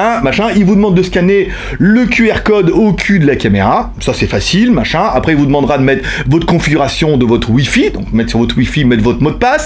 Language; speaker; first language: French; native; French